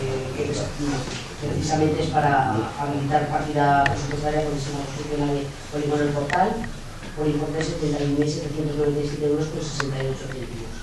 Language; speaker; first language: Spanish; native; Spanish